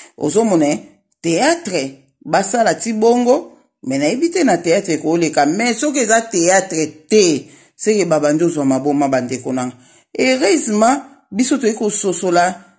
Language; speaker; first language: Lingala; non-native, local second language; Kongo